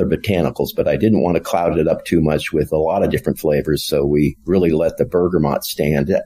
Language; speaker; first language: English; native; English